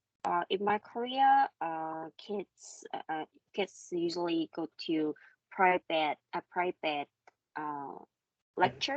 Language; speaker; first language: English; non-native, learner; Korean